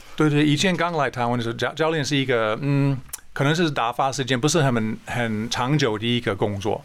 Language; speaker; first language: Chinese; non-native, fluent; English